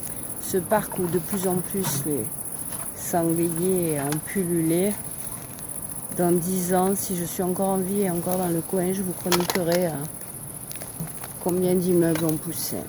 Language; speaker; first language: French; native; French